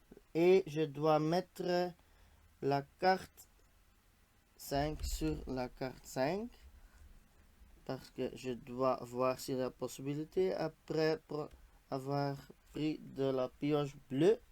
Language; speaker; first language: French; non-native, local second language; Dutch